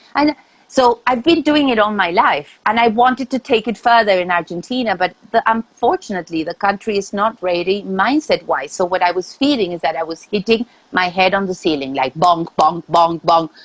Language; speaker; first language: English; non-native, fluent; Spanish